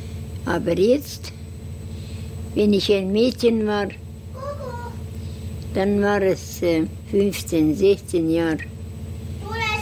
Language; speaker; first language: German; non-native, learner; Estonian